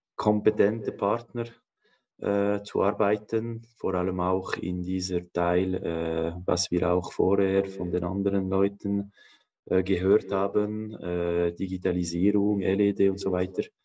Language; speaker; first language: German; non-native, local second language; French